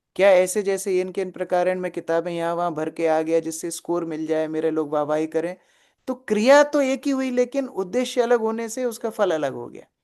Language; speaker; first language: Hindi; native; Hindi